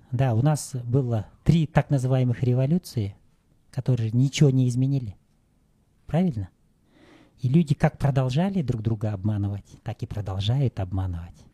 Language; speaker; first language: Russian; non-native, local second language; Kyrgyz